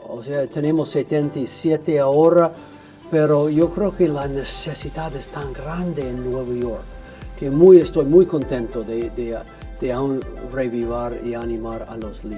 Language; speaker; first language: Spanish; non-native, fluent; English